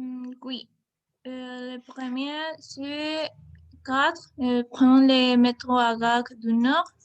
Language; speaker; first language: French; non-native, learner; Spanish